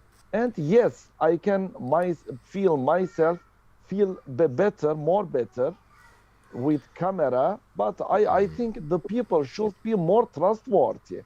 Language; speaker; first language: English; non-native, learner; Turkish